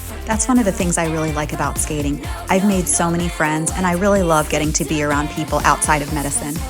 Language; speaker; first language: English; native; English